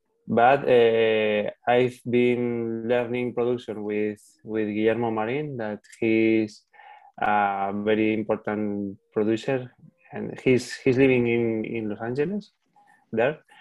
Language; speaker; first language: English; non-native, learner; Spanish